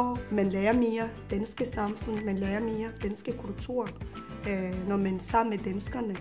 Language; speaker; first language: Danish; non-native, learner; Rundi